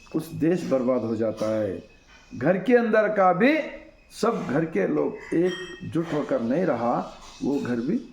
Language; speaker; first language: Hindi; non-native, local second language; Kannada